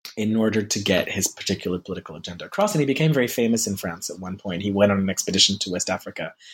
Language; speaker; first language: English; early bilingual, heritage; French